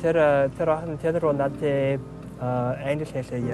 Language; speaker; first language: Mongolian; non-native, learner; English